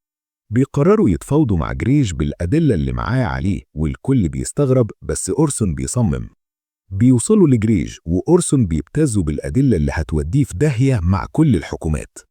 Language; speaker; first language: Arabic; native; Arabic